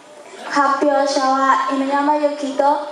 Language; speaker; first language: Japanese; non-native, learner; Spanish